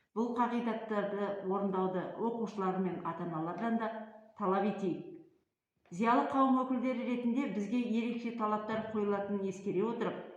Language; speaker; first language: Kazakh; native; Kazakh